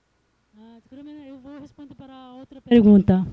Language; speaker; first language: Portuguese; non-native, fluent; Korean